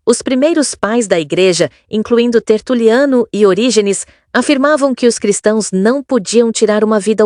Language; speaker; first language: Portuguese; native; Portuguese